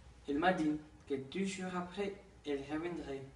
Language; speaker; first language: French; non-native, learner; Spanish